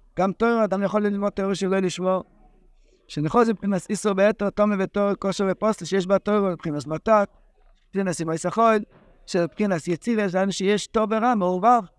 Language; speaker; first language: Hebrew; non-native, fluent; English